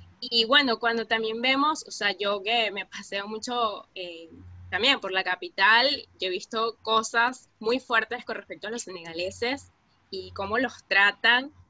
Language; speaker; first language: Spanish; native; Spanish